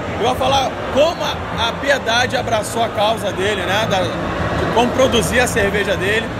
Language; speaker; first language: Portuguese; native; Portuguese